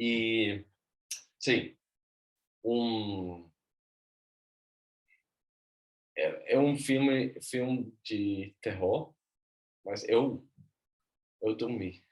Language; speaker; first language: Portuguese; non-native, learner; Swedish